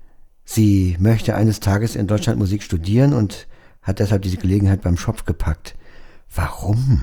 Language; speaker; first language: German; native; German